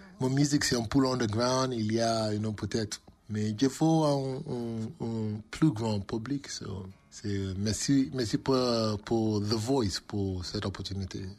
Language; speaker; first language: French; non-native, learner; English